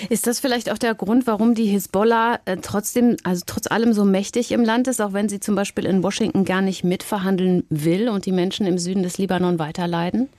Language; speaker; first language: German; native; German